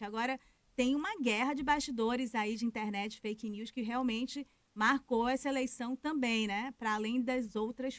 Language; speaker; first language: Portuguese; native; Portuguese